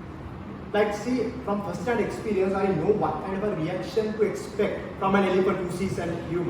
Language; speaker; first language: English; non-native, local second language; Sinhala